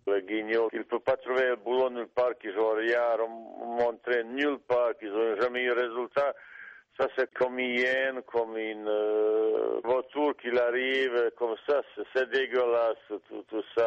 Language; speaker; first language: French; non-native, fluent; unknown